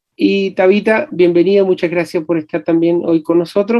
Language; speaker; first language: Spanish; native; Spanish